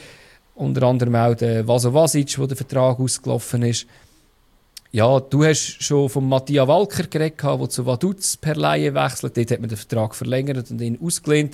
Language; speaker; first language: German; native; German